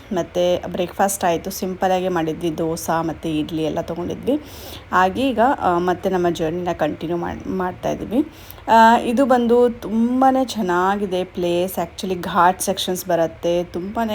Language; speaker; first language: Kannada; native; Kannada